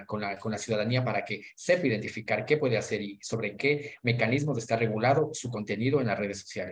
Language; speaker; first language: Spanish; native; Spanish